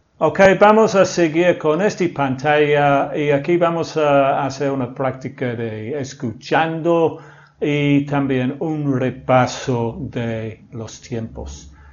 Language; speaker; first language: Spanish; non-native, fluent; English